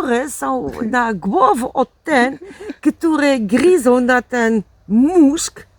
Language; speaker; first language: Polish; non-native, learner; Dutch